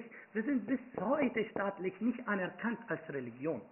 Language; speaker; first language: German; non-native, fluent; Arabic